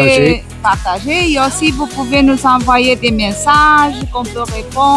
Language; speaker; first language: French; non-native, fluent; Portuguese